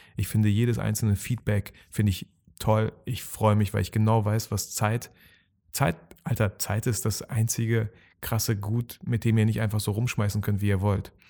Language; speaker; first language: German; early bilingual, other home language; Russian